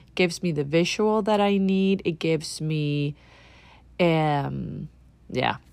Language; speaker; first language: English; non-native, fluent; Danish